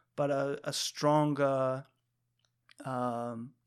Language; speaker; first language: English; native; English